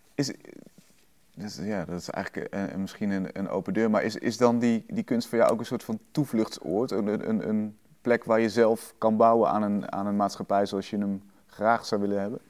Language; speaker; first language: Dutch; native; Dutch